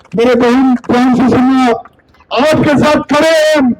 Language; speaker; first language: Hindi; non-native, local second language; Telugu